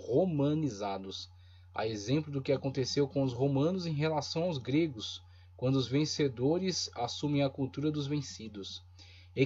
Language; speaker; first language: Portuguese; native; Portuguese